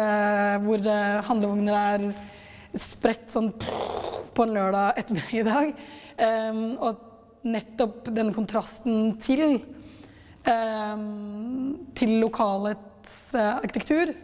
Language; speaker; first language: Norwegian; native; Norwegian